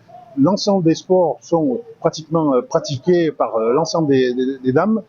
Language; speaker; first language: French; native; French